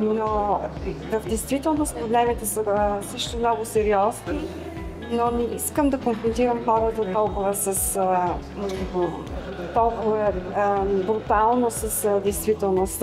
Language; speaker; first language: Bulgarian; early bilingual, heritage; Bulgarian